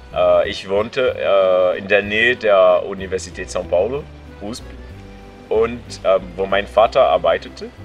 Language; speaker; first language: German; non-native, fluent; Portuguese